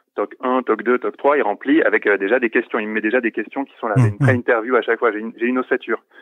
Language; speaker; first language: French; native; French